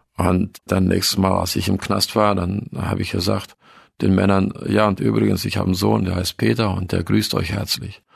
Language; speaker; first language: German; early bilingual, other home language; Russian